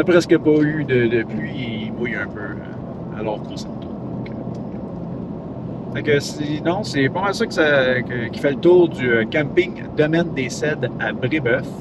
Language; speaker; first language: French; native; French